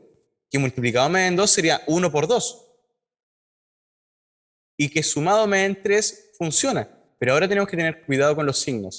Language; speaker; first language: Spanish; native; Spanish